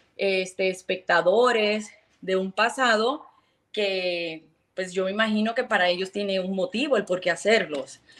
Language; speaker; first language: Spanish; native; Spanish